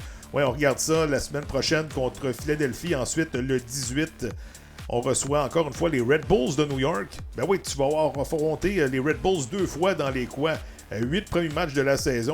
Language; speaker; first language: French; native; French